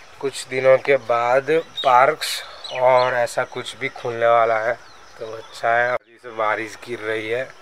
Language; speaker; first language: Hindi; non-native, local second language; Gujarati